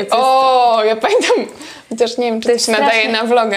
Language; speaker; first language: Polish; native; Polish